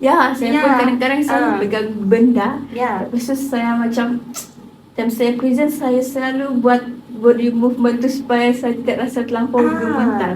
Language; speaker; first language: Malay; native; Malay